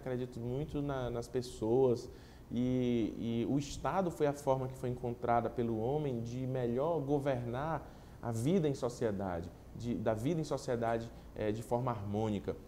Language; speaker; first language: Portuguese; native; Portuguese